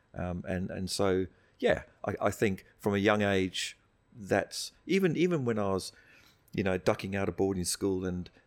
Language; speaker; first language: English; native; English